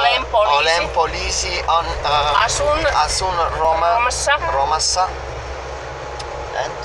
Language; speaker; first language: Finnish; non-native, learner; Italian